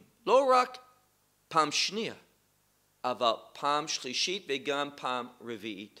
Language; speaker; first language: Hebrew; non-native, fluent; English